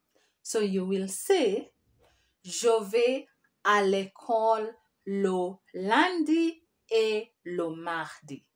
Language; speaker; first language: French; non-native, fluent; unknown